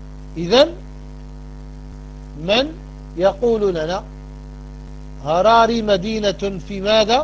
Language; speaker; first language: Arabic; non-native, fluent; French